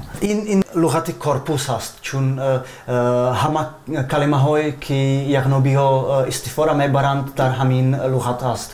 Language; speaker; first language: Persian; non-native, fluent; Czech